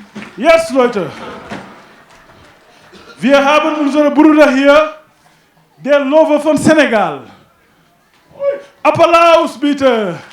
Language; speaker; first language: German; non-native, fluent; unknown